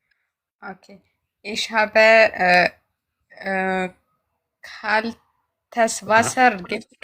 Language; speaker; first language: German; non-native, learner; Amharic